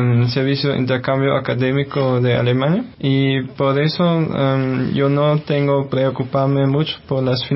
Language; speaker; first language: Spanish; non-native, fluent; German